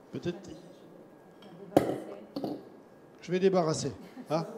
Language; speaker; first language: French; native; French